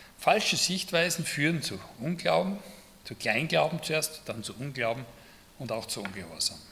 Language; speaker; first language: German; native; German